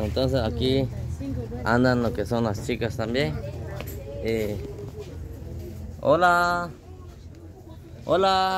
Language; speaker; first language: Spanish; native; Spanish